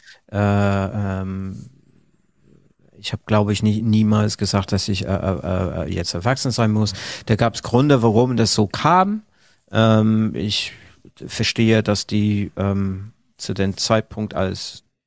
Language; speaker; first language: German; non-native, fluent; English